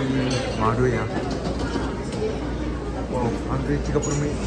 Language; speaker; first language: Indonesian; non-native, fluent; Japanese